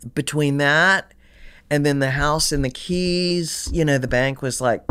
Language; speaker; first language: English; native; English